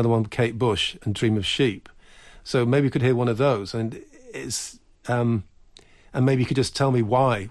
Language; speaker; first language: English; native; English